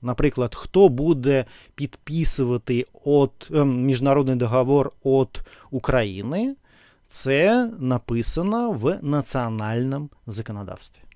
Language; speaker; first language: Ukrainian; non-native, learner; Russian